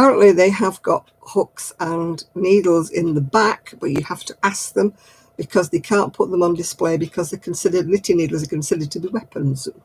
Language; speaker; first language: English; native; English